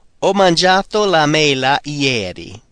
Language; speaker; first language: Italian; non-native, fluent; English